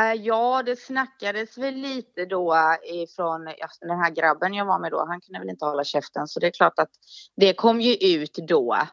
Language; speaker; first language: Swedish; early bilingual, other home language; Danish